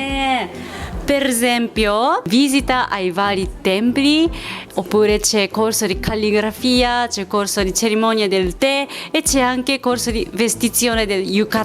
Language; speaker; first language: Italian; non-native, fluent; Japanese